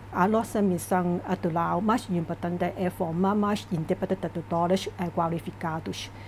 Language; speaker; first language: Portuguese; non-native, local second language; Cantonese